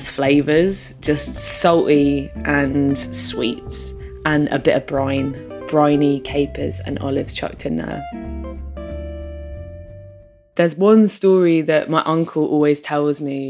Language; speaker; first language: English; native; English